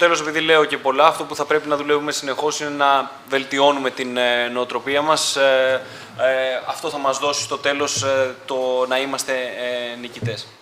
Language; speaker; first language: Greek; native; Greek